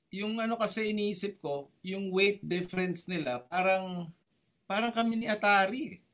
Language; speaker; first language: Filipino; native; Filipino